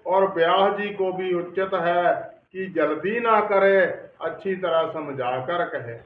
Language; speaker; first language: Hindi; non-native, local second language; Punjabi